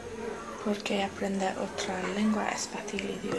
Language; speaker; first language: Spanish; non-native, learner; English